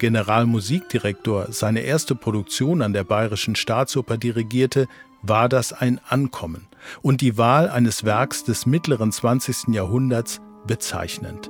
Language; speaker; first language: German; native; German